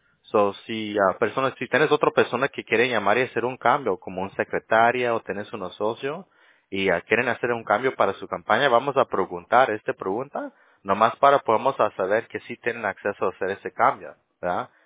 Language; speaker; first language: Spanish; early bilingual, heritage; Spanish